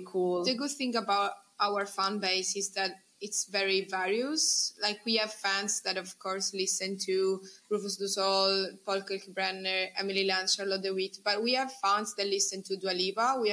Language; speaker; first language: English; non-native, fluent; Italian